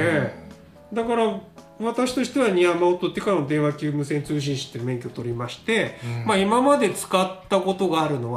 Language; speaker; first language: Japanese; native; Japanese